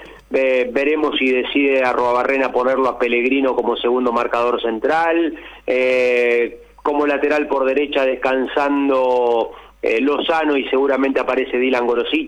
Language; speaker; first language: Spanish; native; Spanish